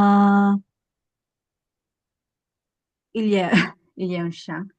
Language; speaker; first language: French; non-native, learner; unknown